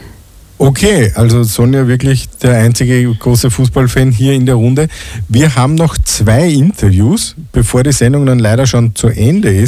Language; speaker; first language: German; native; German